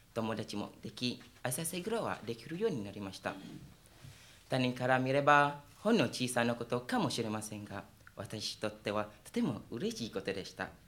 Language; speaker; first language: Japanese; non-native, fluent; Malay